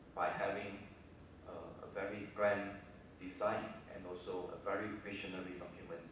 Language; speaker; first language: English; non-native, local second language; Chinese